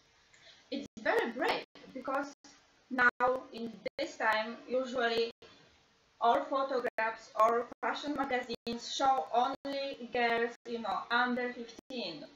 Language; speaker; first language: English; non-native, learner; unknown